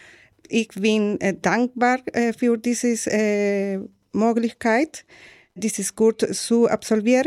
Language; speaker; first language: German; non-native, learner; Spanish